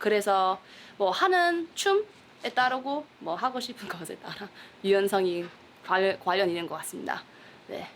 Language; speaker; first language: Korean; non-native, fluent; English